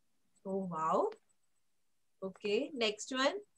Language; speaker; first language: English; non-native, local second language; Hindi